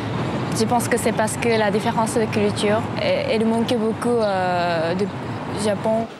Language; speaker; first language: French; non-native, learner; Japanese